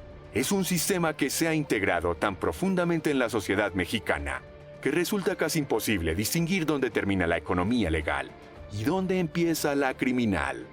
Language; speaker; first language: Spanish; native; Spanish